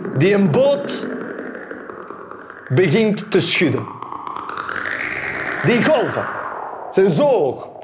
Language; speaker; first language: Dutch; native; Dutch